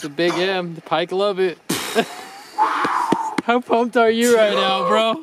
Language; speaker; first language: English; native; English